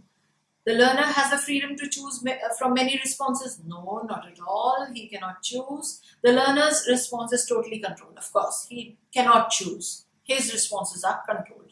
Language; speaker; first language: English; non-native, local second language; Hindi